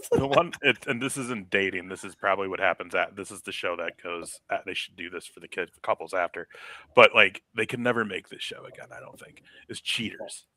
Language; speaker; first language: English; native; English